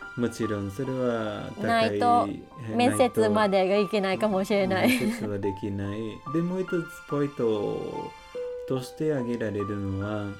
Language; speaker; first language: Japanese; non-native, fluent; Vietnamese